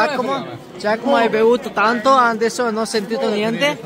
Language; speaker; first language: Italian; non-native, learner; Hindi